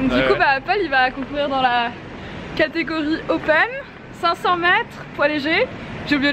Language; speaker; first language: French; native; French